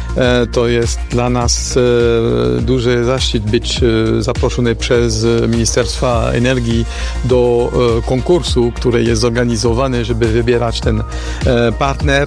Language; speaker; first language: Polish; non-native, fluent; French